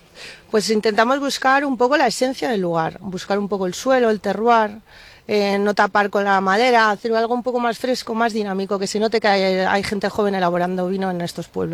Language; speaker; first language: Spanish; native; Spanish